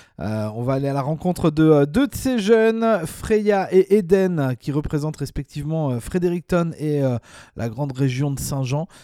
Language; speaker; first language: French; native; French